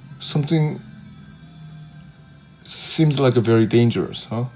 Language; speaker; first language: English; non-native, fluent; Korean